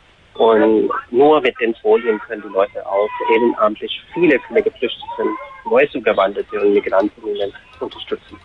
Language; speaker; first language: German; non-native, fluent; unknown